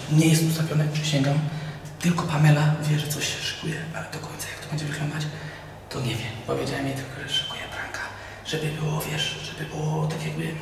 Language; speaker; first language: Polish; early bilingual, heritage; Polish